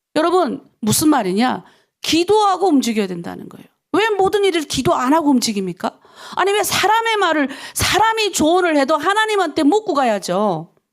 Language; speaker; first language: Korean; native; Korean